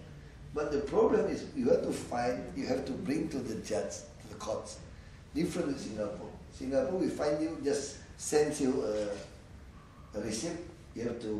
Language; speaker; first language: English; non-native, learner; Indonesian